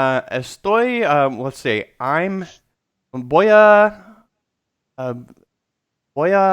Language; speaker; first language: Spanish; non-native, learner; English